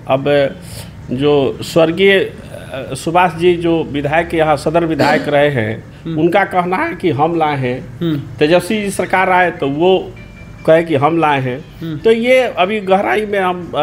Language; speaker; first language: Hindi; native; Hindi